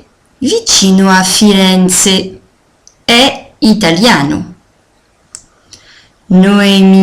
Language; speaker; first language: Italian; non-native, fluent; French